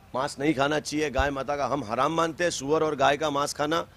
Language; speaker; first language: Hindi; native; Hindi